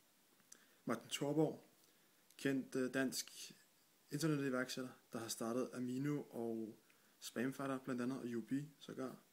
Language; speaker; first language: Danish; native; Danish